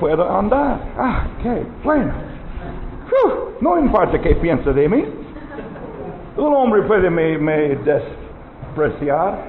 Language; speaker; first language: Spanish; non-native, learner; English